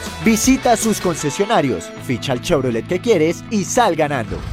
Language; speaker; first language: Spanish; native; Spanish